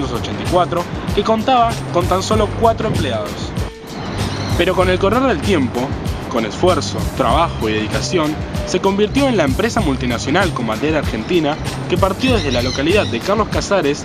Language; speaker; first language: Spanish; native; Spanish